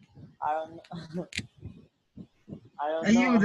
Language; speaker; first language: English; non-native, learner; Spanish